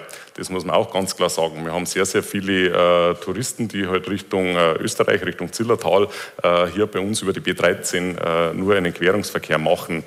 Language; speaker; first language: German; native; German